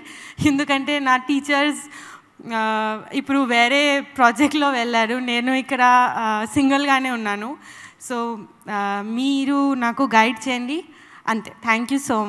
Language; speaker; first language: Telugu; non-native, learner; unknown